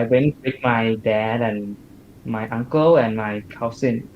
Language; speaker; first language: English; non-native, learner; Thai